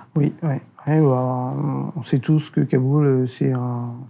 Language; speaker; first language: French; native; French